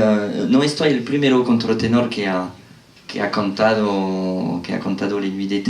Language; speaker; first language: Spanish; non-native, fluent; French